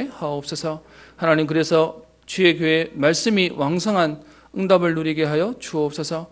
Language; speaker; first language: Korean; native; Korean